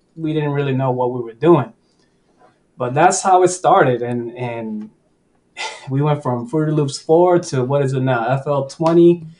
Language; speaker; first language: English; early bilingual, other home language; Spanish